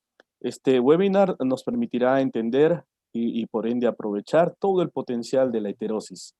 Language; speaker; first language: Spanish; native; Spanish